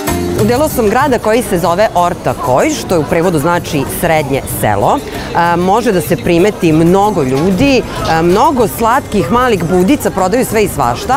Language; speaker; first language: Serbian; native; Serbian